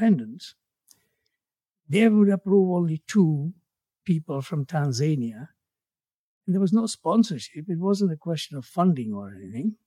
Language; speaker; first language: English; non-native, local second language; Gujarati